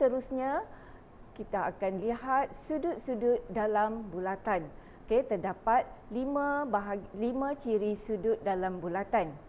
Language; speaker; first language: Malay; native; Malay